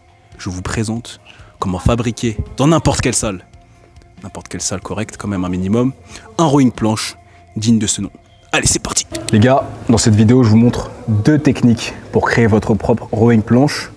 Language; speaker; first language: French; native; French